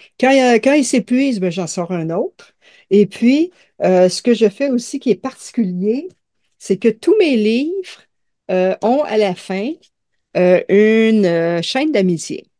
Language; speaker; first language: French; native; French